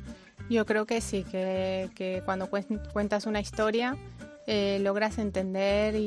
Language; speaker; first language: Spanish; native; Spanish